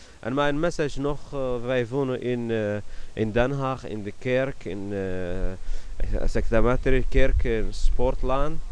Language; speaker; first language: Dutch; non-native, learner; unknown